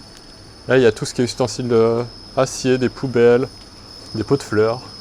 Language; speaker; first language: French; native; French